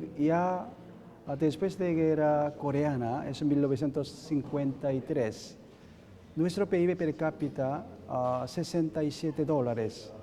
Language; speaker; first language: Spanish; non-native, learner; Korean